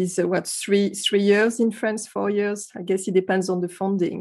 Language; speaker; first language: English; non-native, fluent; French